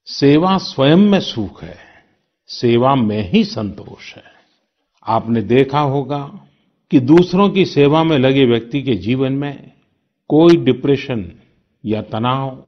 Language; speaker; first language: Hindi; non-native, local second language; Gujarati